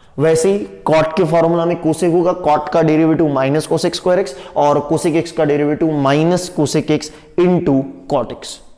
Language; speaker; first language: Hindi; non-native, local second language; Marathi